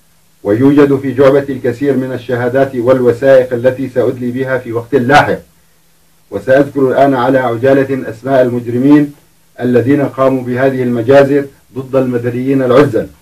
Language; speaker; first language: Arabic; native; Arabic